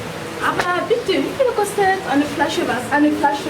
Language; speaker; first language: German; non-native, learner; French